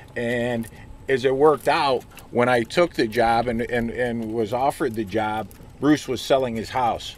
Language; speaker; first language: English; native; English